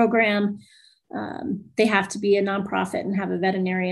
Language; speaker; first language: English; native; English